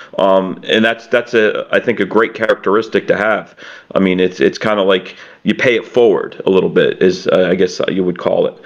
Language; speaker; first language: English; native; English